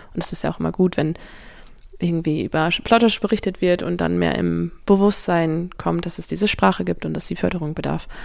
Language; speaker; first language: German; native; German